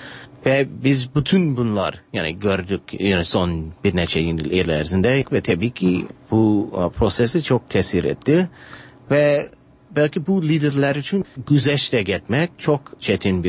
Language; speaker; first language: Turkish; non-native, fluent; English